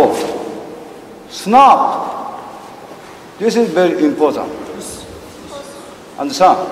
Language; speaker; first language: English; non-native, learner; Japanese